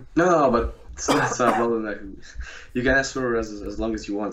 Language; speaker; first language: English; non-native, fluent; Russian